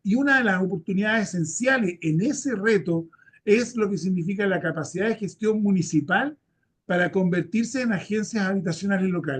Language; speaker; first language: Spanish; native; Spanish